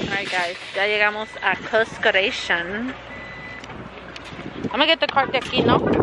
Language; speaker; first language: Spanish; early bilingual, heritage; Spanish